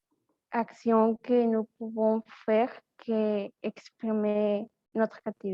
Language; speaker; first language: French; non-native, learner; Spanish